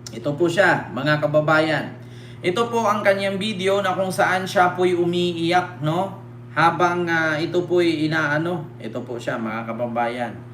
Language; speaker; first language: Filipino; native; Filipino